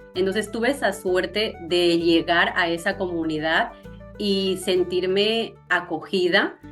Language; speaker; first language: Spanish; native; Spanish